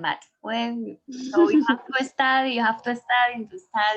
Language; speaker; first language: English; non-native, learner; Spanish